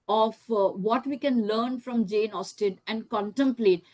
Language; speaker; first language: English; non-native, local second language; Gujarati